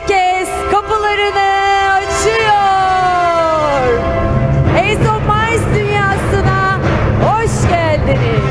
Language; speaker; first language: Turkish; native; Turkish